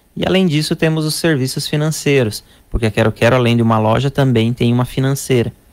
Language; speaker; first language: Portuguese; native; Portuguese